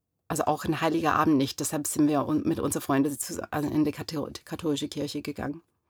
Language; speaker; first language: German; non-native, fluent; English